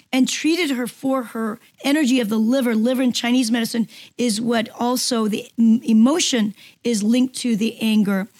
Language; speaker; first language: English; non-native, fluent; Korean